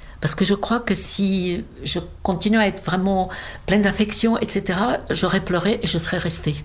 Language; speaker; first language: French; non-native, fluent; Czech